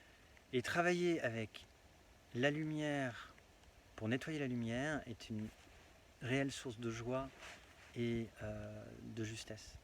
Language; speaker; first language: French; native; French